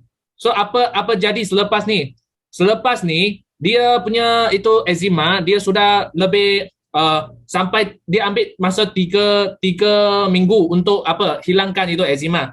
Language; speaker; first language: Malay; native; Malay